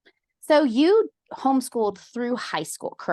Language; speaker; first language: English; native; English